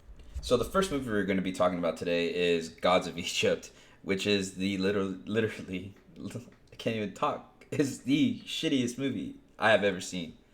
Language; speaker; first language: English; native; English